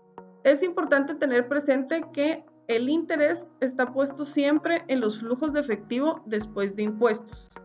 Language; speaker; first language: Spanish; native; Spanish